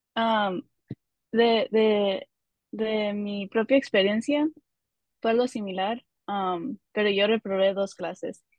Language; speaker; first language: Spanish; early bilingual, heritage; Spanish